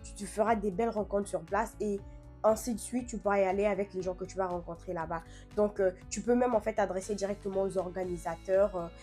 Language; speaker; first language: French; non-native, fluent; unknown